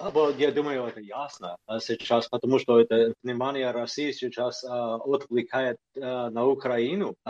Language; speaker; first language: Russian; non-native, fluent; English